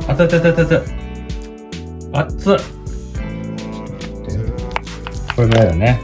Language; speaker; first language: Japanese; native; Japanese